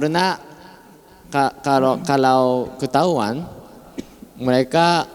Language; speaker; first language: Indonesian; non-native, fluent; Japanese